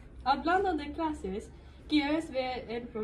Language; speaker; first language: Spanish; non-native, learner; English